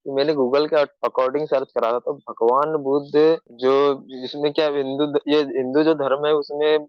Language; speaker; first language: Hindi; native; Hindi